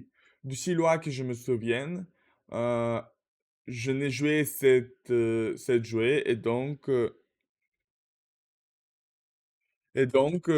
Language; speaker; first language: French; non-native, learner; Russian